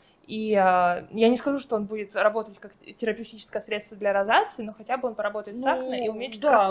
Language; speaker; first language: Russian; native; Russian